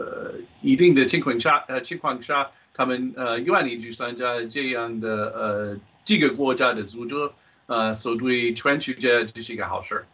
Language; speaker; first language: Chinese; non-native, fluent; English